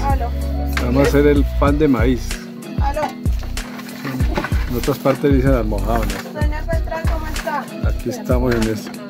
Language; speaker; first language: Spanish; native; Spanish